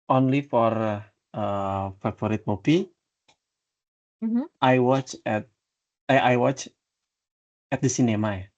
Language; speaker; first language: English; non-native, learner; Indonesian